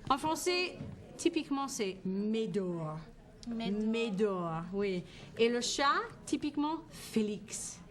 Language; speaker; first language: French; non-native, fluent; English